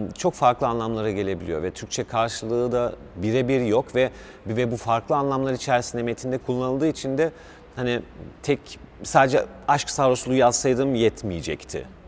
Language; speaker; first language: Turkish; early bilingual, heritage; Turkish